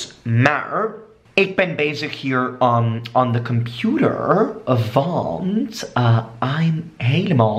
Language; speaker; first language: Dutch; non-native, fluent; English